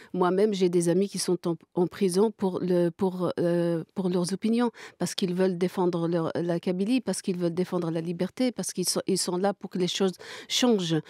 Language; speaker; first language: French; non-native, local second language; Kabyle